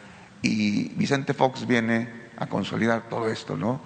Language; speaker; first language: Spanish; native; Spanish